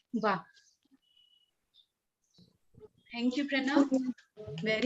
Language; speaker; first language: Hindi; native; Hindi